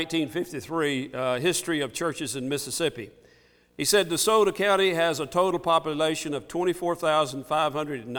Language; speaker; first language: English; native; English